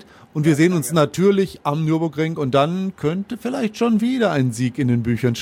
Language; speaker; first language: German; native; German